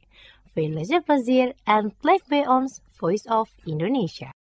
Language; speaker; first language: Dutch; non-native, fluent; Indonesian